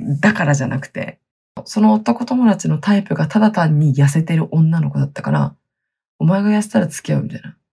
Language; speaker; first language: Japanese; native; Japanese